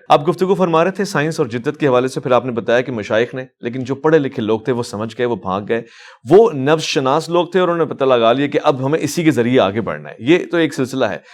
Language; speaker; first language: Urdu; native; Urdu